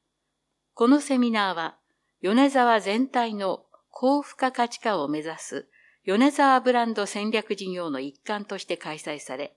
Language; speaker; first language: Japanese; native; Japanese